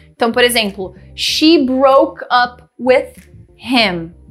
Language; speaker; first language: English; non-native, fluent; Portuguese